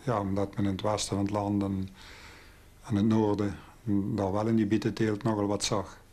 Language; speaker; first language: Dutch; native; Dutch